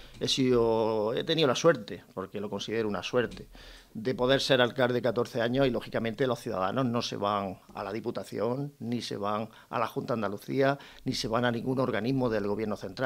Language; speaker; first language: Spanish; native; Spanish